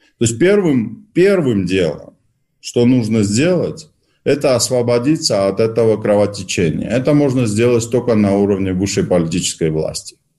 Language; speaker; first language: Russian; non-native, local second language; Georgian